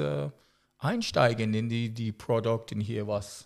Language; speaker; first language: German; non-native, learner; English